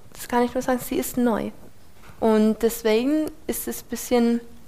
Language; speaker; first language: German; non-native, fluent; English